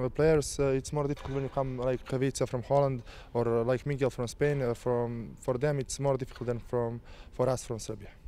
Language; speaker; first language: English; non-native, fluent; Serbian